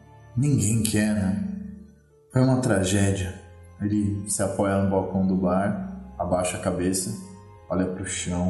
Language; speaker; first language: Portuguese; native; Portuguese